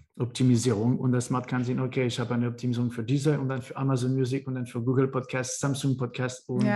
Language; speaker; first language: German; non-native, learner; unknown